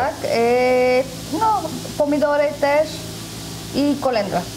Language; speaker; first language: Polish; non-native, learner; Spanish